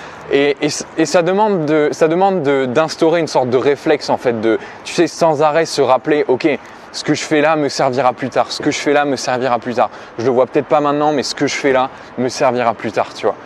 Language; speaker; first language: French; native; French